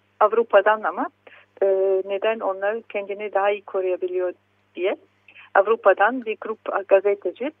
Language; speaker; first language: Turkish; non-native, fluent; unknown